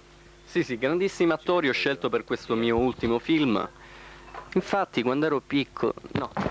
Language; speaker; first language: Italian; native; Italian